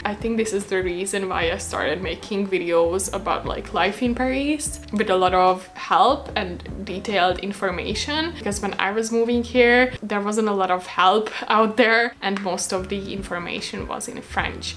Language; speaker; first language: English; non-native, fluent; Hungarian